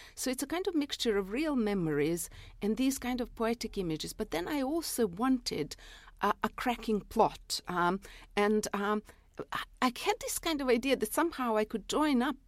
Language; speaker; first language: English; non-native, fluent; Serbian